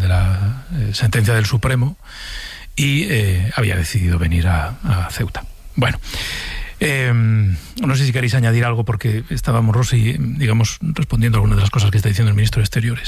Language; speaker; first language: Spanish; native; Spanish